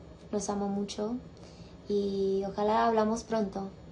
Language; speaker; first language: Spanish; early bilingual, heritage; Spanish